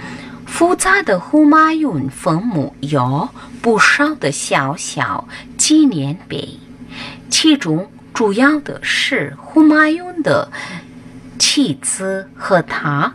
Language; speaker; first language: Chinese; non-native, fluent; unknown